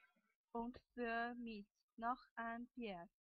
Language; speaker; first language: German; non-native, learner; Chinese